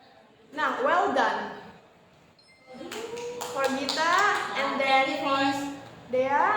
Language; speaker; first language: English; non-native, fluent; Indonesian